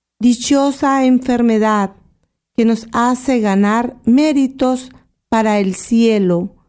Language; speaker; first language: Spanish; native; Spanish